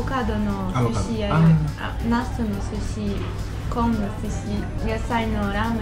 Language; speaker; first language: Japanese; non-native, learner; Portuguese